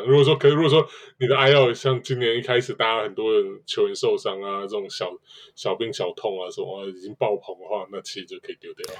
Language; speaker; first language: Chinese; native; Chinese